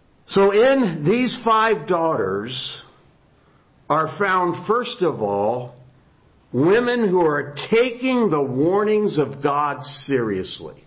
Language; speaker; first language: English; native; English